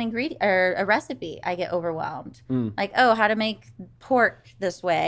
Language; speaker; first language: English; native; English